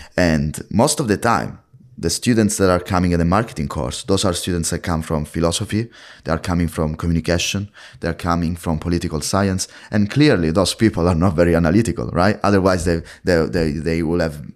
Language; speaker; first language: English; non-native, fluent; Italian